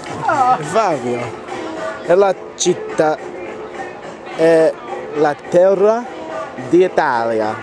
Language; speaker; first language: Italian; non-native, learner; English